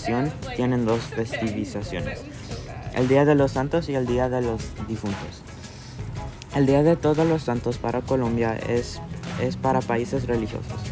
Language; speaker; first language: Spanish; non-native, learner; English